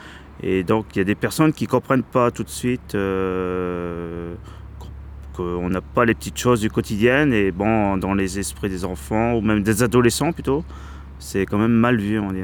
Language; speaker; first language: French; native; French